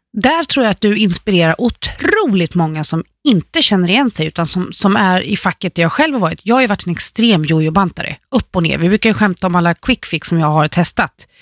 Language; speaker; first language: Swedish; native; Swedish